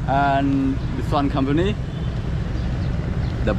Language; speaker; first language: English; non-native, learner; Khmer